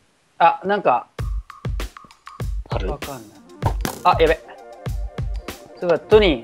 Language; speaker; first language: Japanese; native; Japanese